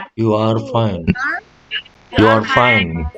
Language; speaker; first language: English; non-native, learner; Indonesian